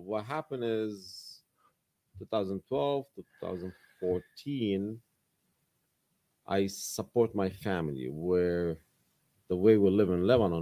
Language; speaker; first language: English; non-native, learner; Arabic